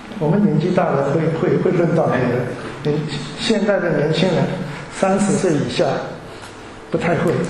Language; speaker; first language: Chinese; early bilingual, heritage; Chinese